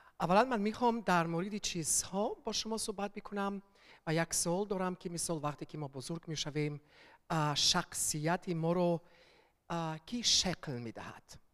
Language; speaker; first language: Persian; early bilingual, heritage; Persian